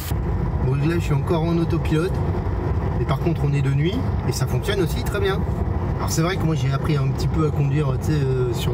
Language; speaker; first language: French; native; French